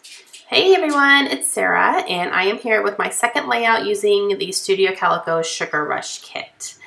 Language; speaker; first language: English; native; English